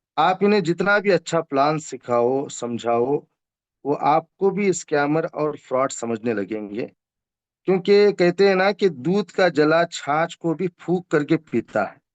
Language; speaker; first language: Hindi; non-native, local second language; Urdu